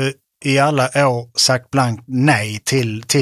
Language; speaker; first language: Swedish; native; Swedish